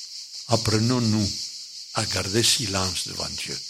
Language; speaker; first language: French; non-native, fluent; Spanish